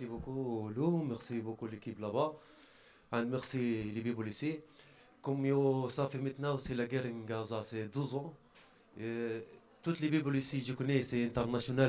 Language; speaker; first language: French; non-native, learner; Arabic